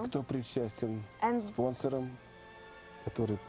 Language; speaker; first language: Russian; native; Russian